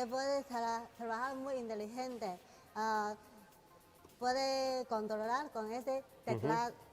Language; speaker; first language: Spanish; non-native, learner; Chinese